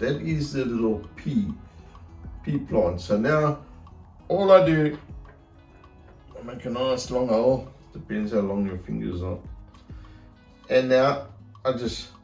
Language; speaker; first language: English; native; English